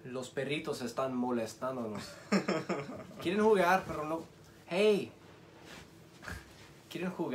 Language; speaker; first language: Spanish; early bilingual, heritage; Spanish